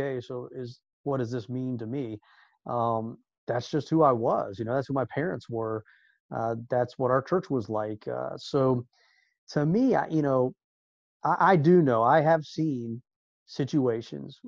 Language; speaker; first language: English; native; English